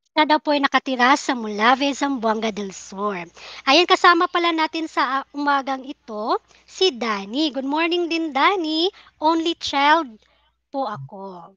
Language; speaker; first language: Filipino; native; Filipino